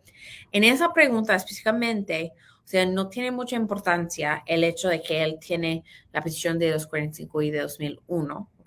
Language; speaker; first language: Spanish; early bilingual, heritage; Spanish